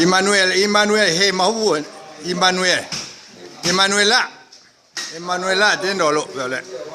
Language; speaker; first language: Burmese; non-native, local second language; Hakha Chin